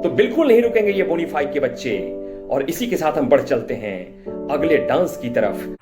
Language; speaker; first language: Hindi; native; Hindi